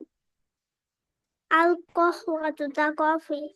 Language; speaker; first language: English; non-native, learner; Bangla